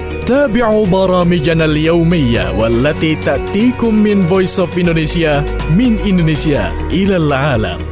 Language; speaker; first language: Arabic; non-native, fluent; Indonesian